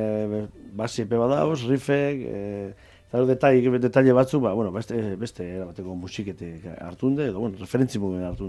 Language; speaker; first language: Basque; native; Basque